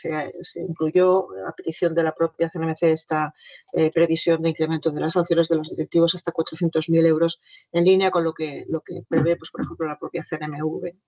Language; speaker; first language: Spanish; native; Spanish